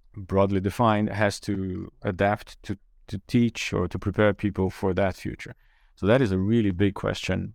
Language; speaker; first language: English; non-native, fluent; Portuguese